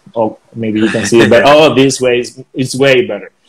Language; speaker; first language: English; non-native, fluent; Spanish